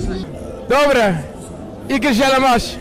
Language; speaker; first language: Polish; non-native, learner; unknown